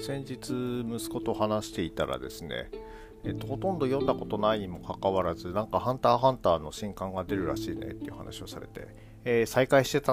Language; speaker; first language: Japanese; native; Japanese